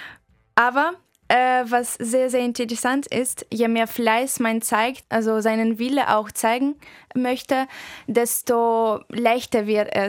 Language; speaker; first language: German; non-native, fluent; Russian